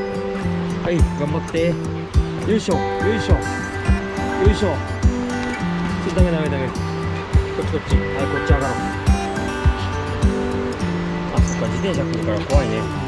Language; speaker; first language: Japanese; native; Japanese